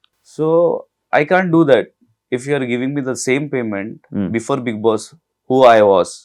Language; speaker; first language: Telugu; non-native, learner; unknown